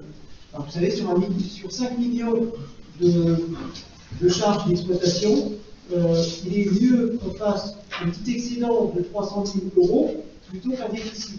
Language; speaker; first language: French; native; French